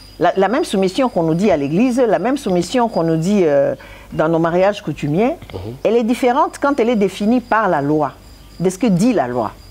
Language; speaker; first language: French; non-native, local second language; Lingala